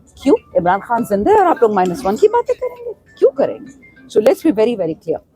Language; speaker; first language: Urdu; non-native, local second language; Pashto